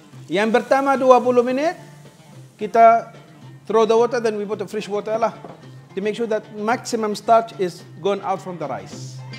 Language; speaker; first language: English; non-native, local second language; Arabic